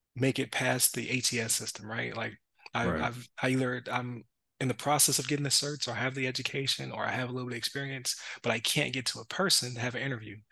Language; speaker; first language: English; native; English